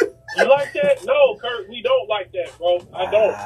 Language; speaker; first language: English; native; English